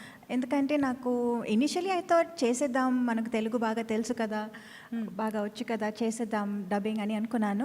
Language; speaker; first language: Telugu; non-native, local second language; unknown